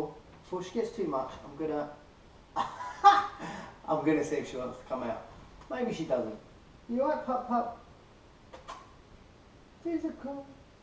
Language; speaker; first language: English; native; English